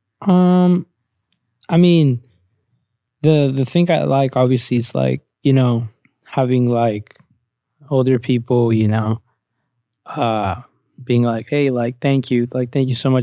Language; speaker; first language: English; early bilingual, other home language; Spanish